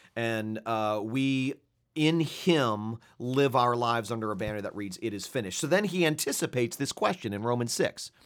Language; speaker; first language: English; native; English